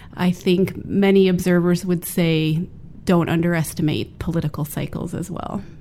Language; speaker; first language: English; native; English